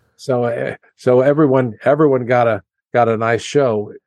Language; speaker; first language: English; native; English